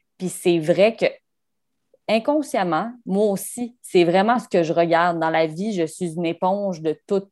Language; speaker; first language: French; native; French